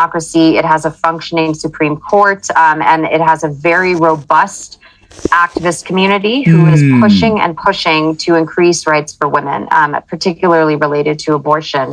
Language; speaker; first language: English; native; English